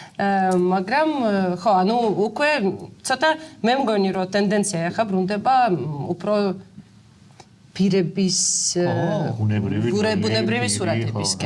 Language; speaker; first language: Georgian; non-native, fluent; Russian